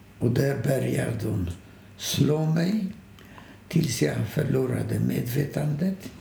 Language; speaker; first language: Swedish; non-native, fluent; Polish